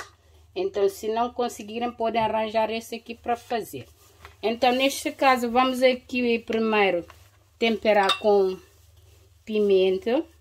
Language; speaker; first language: Portuguese; non-native, local second language; Upper Guinea Crioulo